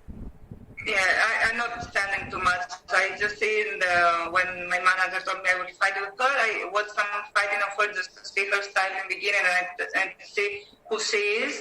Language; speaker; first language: English; non-native, learner; Greek